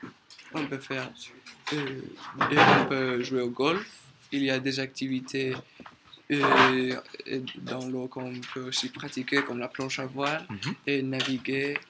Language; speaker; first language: French; non-native, learner; Spanish